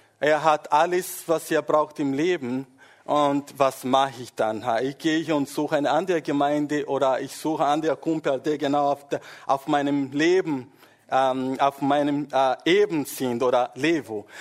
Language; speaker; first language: German; non-native, fluent; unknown